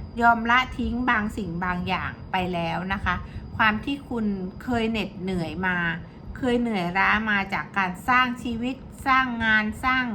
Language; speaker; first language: Thai; native; Thai